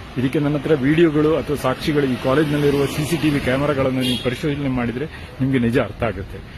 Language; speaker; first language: Kannada; native; Kannada